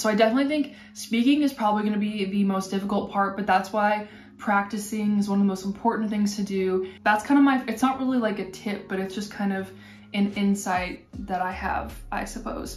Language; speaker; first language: English; native; English